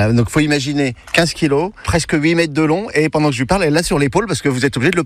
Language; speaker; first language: French; native; French